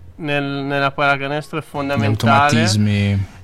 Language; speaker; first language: Italian; native; Italian